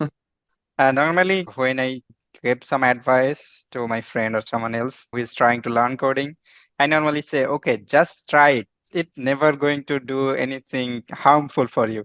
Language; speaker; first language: English; non-native, fluent; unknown